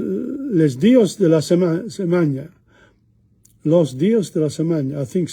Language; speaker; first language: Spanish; non-native, learner; Italian